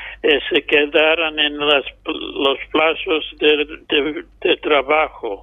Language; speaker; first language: Spanish; non-native, fluent; English